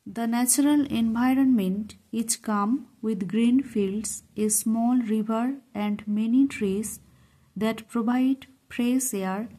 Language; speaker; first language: English; non-native, local second language; Bangla